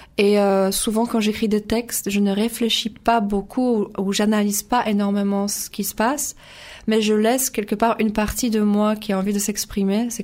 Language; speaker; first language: French; non-native, fluent; Polish